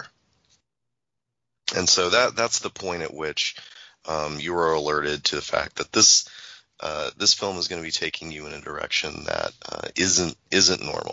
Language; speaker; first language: English; native; English